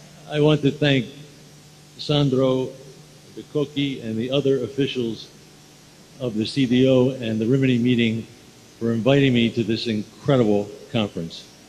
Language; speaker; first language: English; native; English